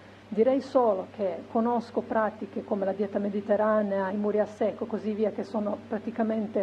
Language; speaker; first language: Italian; non-native, fluent; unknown